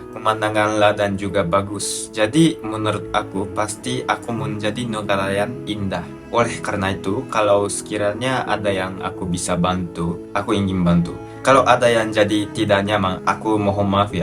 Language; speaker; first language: Indonesian; non-native, fluent; Japanese